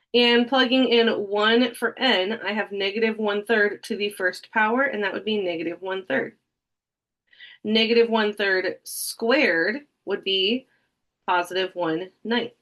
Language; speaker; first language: English; native; English